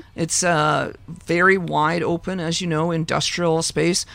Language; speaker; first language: English; native; English